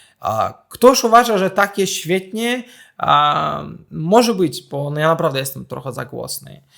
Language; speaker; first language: Polish; non-native, fluent; Azerbaijani